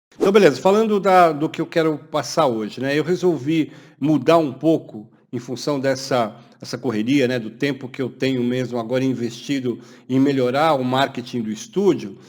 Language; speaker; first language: Portuguese; native; Portuguese